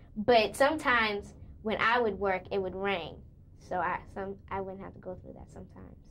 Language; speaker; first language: English; native; English